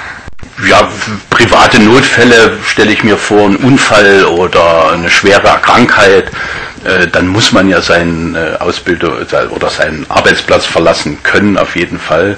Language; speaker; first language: German; native; German